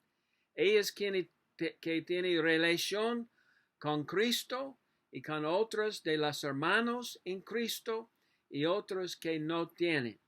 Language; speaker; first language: Spanish; non-native, learner; English